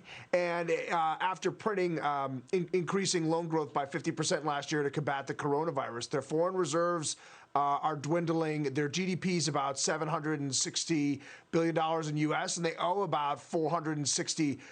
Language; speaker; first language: English; native; English